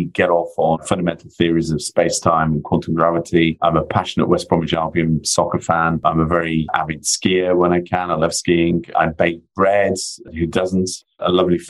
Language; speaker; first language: English; native; English